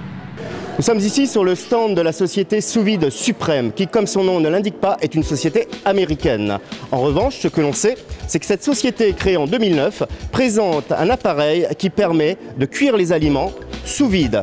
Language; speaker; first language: French; native; French